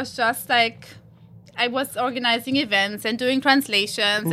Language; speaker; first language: English; non-native, fluent; German